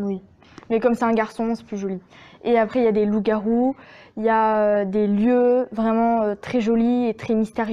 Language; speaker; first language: French; native; French